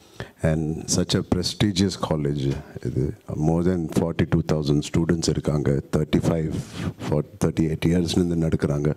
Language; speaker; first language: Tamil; non-native, local second language; Telugu